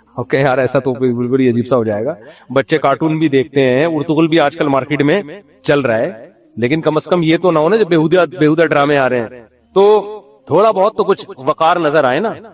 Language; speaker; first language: Urdu; native; Urdu